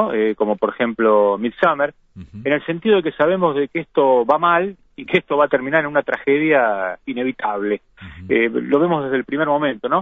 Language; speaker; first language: Spanish; native; Spanish